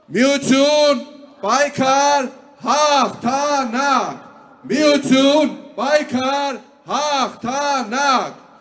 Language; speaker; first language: Armenian; native; Armenian